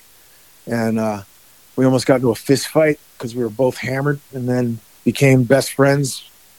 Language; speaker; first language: English; native; English